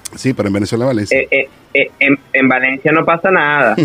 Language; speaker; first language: Spanish; native; Spanish